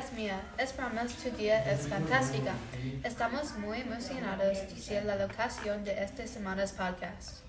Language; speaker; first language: Spanish; non-native, learner; English